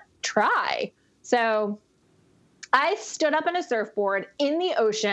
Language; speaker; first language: English; native; English